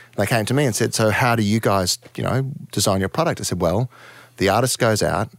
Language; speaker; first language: English; native; English